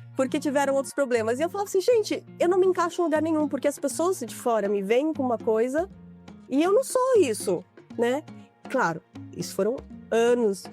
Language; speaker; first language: Portuguese; native; Portuguese